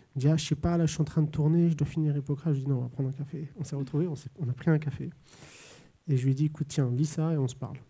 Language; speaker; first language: French; native; French